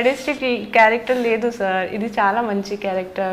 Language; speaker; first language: Telugu; non-native, local second language; Hindi